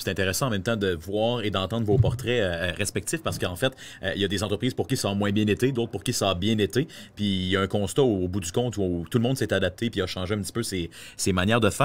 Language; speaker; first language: French; native; French